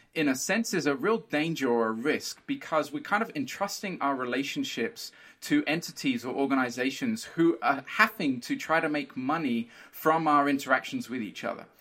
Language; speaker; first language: English; early bilingual, other home language; Portuguese